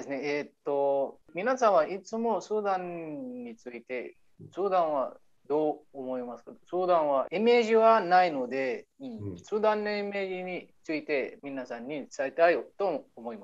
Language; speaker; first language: Japanese; non-native, learner; Arabic